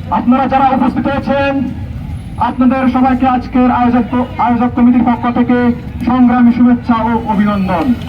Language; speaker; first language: Bangla; non-native, local second language; Chakma